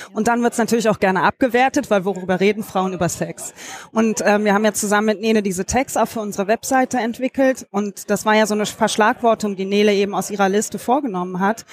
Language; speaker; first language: German; native; German